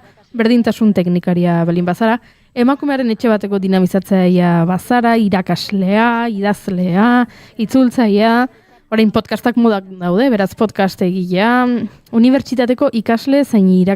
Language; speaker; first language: Basque; native; Basque